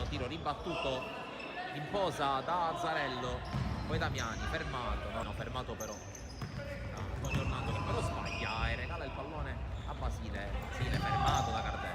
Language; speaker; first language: Italian; native; Italian